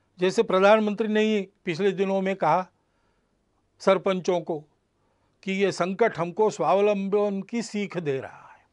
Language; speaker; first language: Hindi; non-native, local second language; Marathi